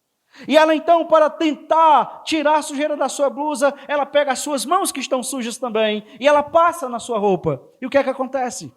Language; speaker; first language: Portuguese; native; Portuguese